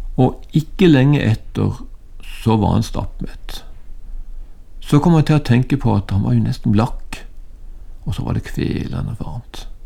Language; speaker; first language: Norwegian; native; Norwegian